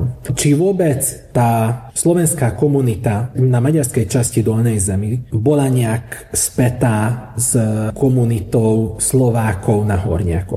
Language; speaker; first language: Slovak; early bilingual, heritage; Slovak